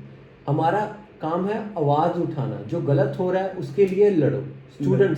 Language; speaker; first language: Hindi; native; Hindi